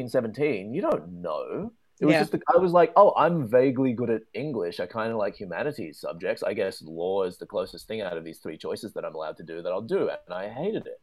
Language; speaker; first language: English; native; English